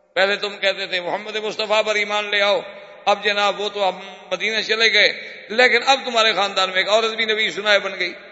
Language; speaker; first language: Urdu; native; Urdu